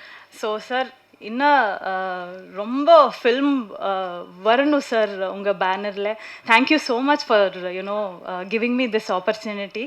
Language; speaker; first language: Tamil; non-native, learner; Kannada